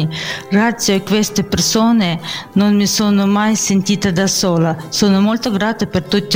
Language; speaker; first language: Italian; non-native, fluent; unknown